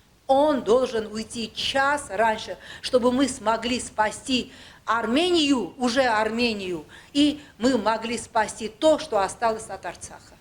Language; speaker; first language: Russian; non-native, local second language; Armenian